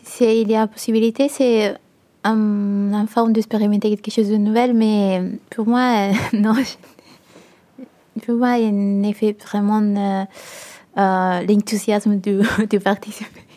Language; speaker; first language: French; non-native, learner; Italian